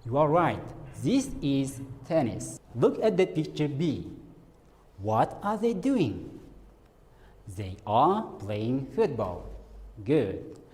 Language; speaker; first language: English; non-native, fluent; Kazakh